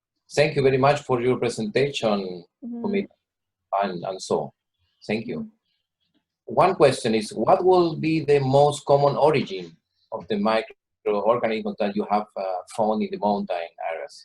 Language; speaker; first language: English; non-native, fluent; Spanish